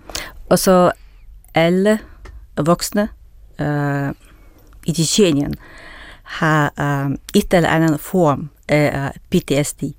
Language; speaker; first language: Danish; non-native, fluent; Russian